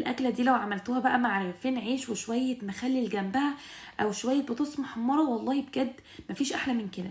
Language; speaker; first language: Arabic; native; Arabic